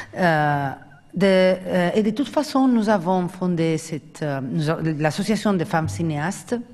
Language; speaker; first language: French; non-native, fluent; Spanish